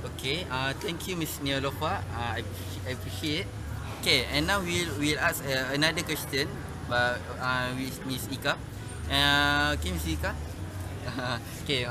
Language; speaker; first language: English; non-native, local second language; Malay